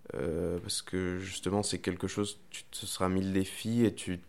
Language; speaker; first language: French; non-native, fluent; Spanish